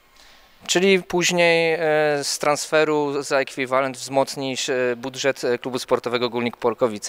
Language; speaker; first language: Polish; native; Polish